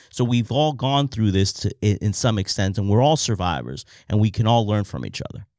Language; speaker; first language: English; native; English